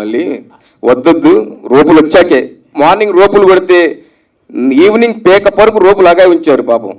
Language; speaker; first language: Telugu; native; Telugu